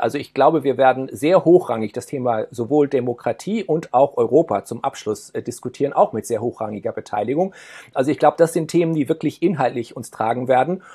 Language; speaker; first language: German; native; German